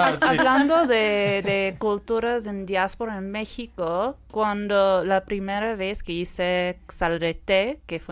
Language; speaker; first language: Spanish; non-native, fluent; Persian